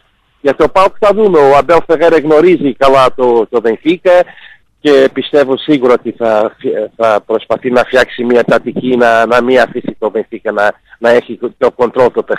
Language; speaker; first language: Greek; non-native, fluent; Portuguese